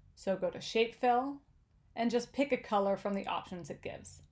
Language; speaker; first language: English; native; English